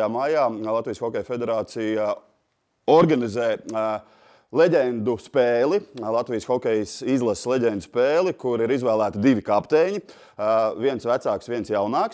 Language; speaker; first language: Latvian; native; Latvian